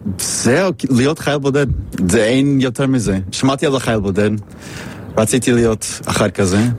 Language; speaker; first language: Hebrew; non-native, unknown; English